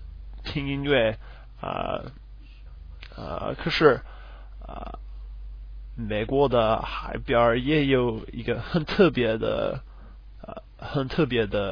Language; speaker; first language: Chinese; non-native, learner; English